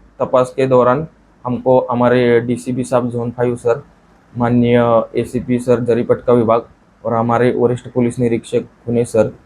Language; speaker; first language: Hindi; non-native, local second language; Marathi